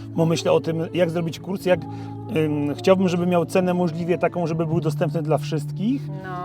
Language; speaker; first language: Polish; native; Polish